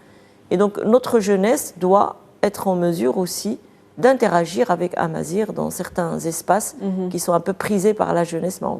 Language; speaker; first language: French; non-native, local second language; Arabic